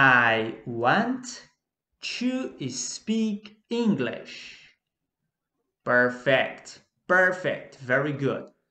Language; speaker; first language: English; non-native, fluent; Portuguese